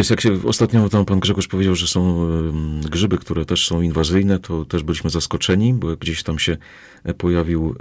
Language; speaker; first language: Polish; native; Polish